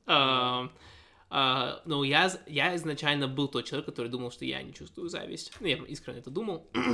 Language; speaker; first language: Russian; early bilingual, heritage; Russian